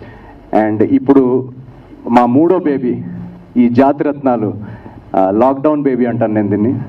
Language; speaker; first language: Telugu; native; Telugu